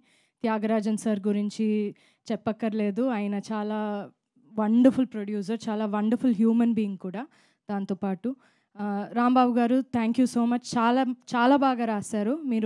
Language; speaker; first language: Telugu; non-native, local second language; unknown